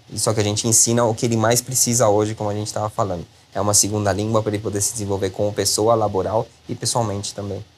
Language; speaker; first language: Portuguese; non-native, fluent; Spanish